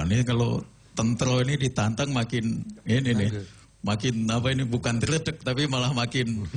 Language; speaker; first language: Indonesian; non-native, local second language; Javanese